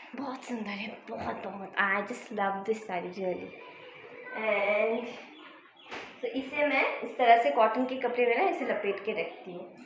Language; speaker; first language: Hindi; non-native, local second language; Bangla